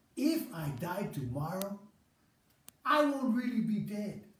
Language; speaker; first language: English; early bilingual, other home language; Spanish